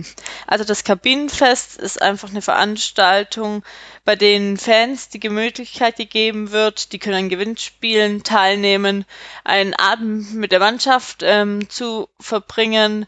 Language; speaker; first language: German; native; German